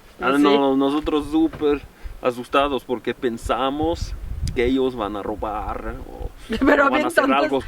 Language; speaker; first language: Spanish; non-native, fluent; German